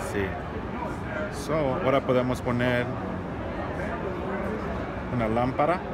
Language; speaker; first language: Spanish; early bilingual, heritage; Spanish